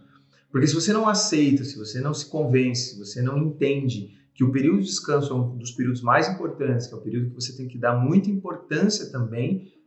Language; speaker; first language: Portuguese; native; Portuguese